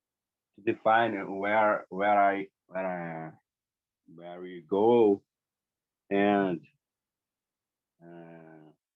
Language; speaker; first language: English; non-native, learner; Portuguese